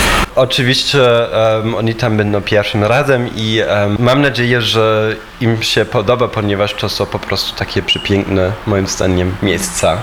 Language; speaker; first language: Polish; non-native, fluent; German